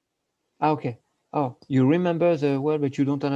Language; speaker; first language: English; non-native, learner; French